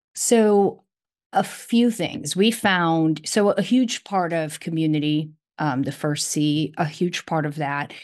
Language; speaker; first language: English; non-native, fluent; Portuguese